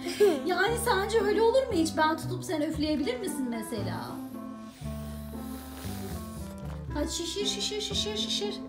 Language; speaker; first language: Turkish; native; Turkish